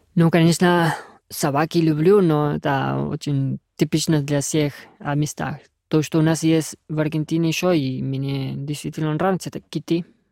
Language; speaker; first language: Russian; non-native, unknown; Spanish